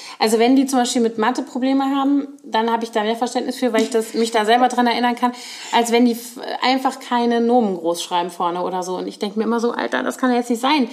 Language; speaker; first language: German; native; German